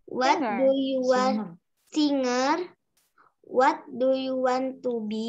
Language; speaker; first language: English; non-native, learner; Indonesian